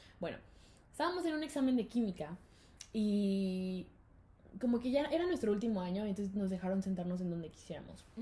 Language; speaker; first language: Spanish; native; Spanish